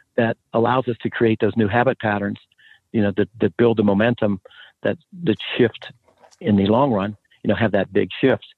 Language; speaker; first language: English; native; English